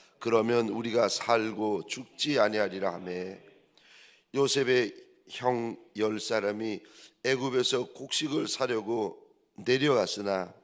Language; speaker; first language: Korean; native; Korean